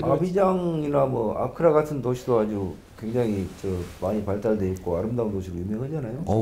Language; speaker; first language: Korean; native; Korean